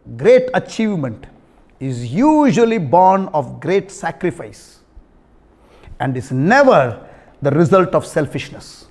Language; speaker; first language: English; non-native, local second language; Tamil